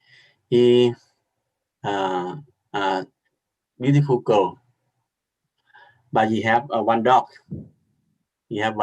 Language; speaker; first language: English; non-native, learner; Thai